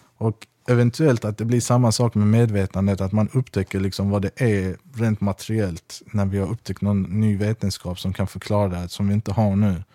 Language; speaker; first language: Swedish; early bilingual, other home language; Persian